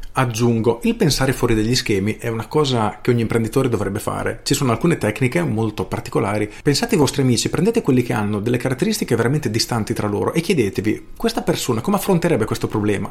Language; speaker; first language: Italian; native; Italian